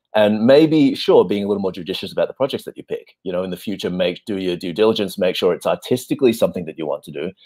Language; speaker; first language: English; native; English